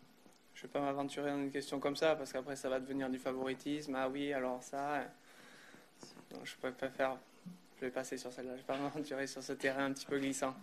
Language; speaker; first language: French; native; French